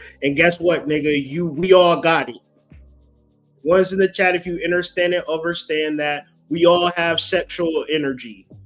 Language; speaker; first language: English; native; English